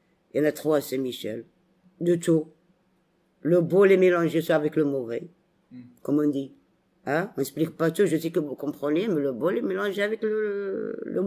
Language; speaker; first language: French; non-native, local second language; Arabic